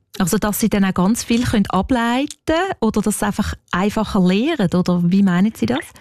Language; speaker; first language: German; native; German